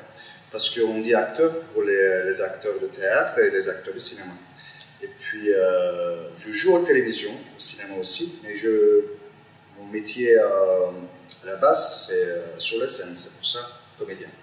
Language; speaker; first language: French; non-native, fluent; Turkish